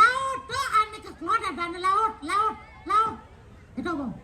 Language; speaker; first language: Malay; non-native, local second language; Balinese